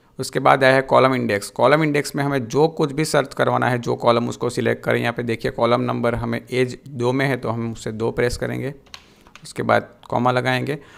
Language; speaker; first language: Hindi; non-native, local second language; Gujarati